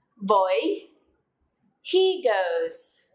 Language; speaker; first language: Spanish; non-native, fluent; English